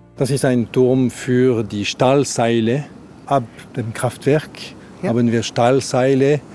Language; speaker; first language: German; non-native, local second language; French